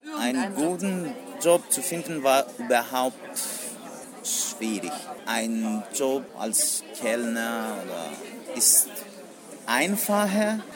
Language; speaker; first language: German; non-native, learner; Greek